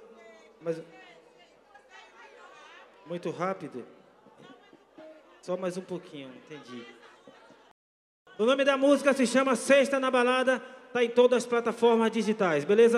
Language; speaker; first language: Portuguese; native; Portuguese